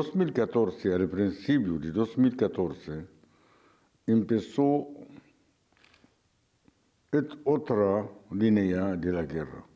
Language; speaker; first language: Spanish; non-native, fluent; Arabic